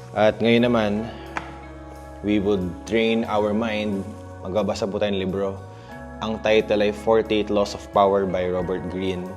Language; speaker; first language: Filipino; non-native, local second language; Pampanga